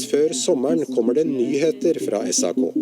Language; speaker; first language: Norwegian; native; Norwegian